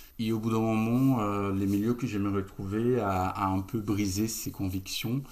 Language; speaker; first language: French; non-native, fluent; Portuguese